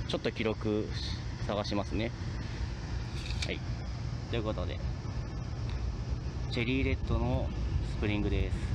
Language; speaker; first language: Japanese; native; Japanese